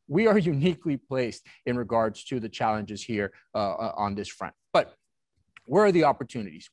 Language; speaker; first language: English; native; English